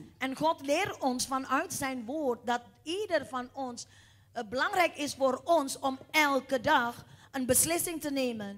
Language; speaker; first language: Dutch; non-native, fluent; Indonesian